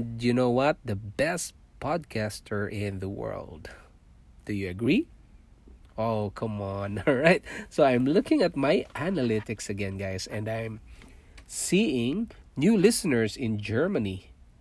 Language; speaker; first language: English; non-native, local second language; Cebuano